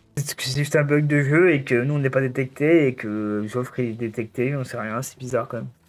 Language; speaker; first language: French; native; French